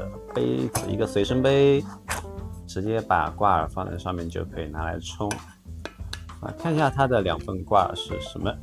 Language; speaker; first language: Chinese; native; Chinese